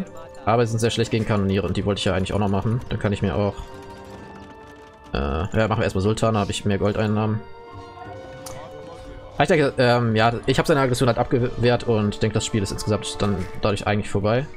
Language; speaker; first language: German; native; German